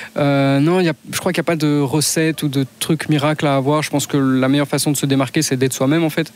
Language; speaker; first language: French; native; French